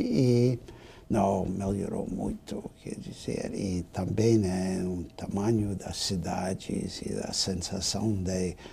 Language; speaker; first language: Portuguese; non-native, fluent; English